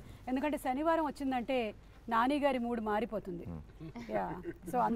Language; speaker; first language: Telugu; native; Telugu